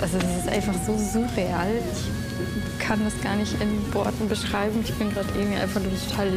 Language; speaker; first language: German; native; German